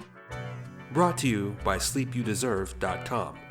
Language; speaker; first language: English; native; English